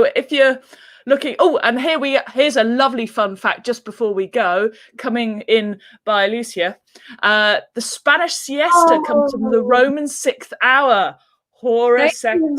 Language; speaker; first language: English; native; English